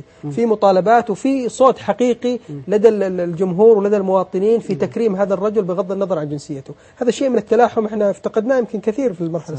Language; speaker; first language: Arabic; native; Arabic